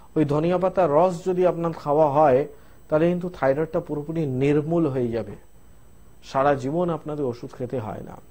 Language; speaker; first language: Bangla; non-native, local second language; Hindi